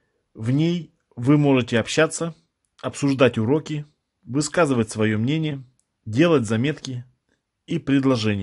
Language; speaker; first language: Russian; native; Russian